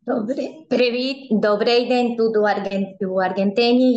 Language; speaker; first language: Ukrainian; non-native, learner; Spanish